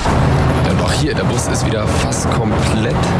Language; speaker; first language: German; native; German